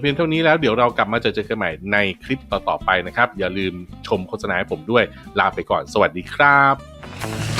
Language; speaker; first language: Thai; native; Thai